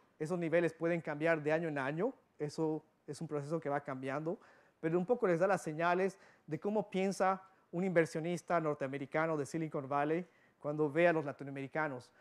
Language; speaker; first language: Spanish; early bilingual, heritage; Spanish